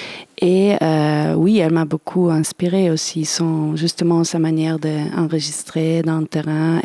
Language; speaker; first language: French; non-native, fluent; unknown